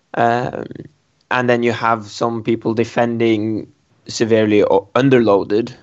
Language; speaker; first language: English; non-native, fluent; Norwegian